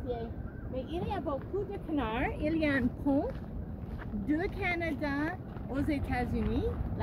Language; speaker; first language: French; non-native, fluent; English